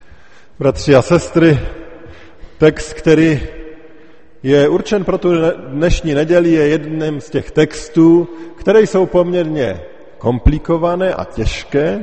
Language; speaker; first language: Czech; native; Czech